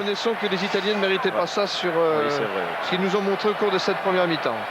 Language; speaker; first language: French; native; French